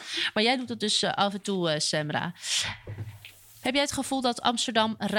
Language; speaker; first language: Dutch; native; Dutch